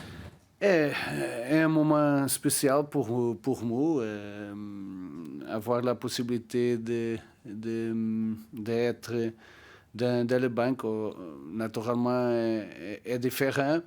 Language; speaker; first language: French; non-native, learner; Portuguese